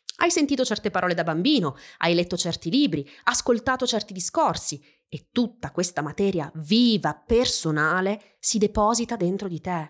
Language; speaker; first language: Italian; native; Italian